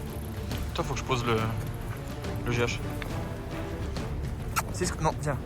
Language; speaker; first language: French; native; French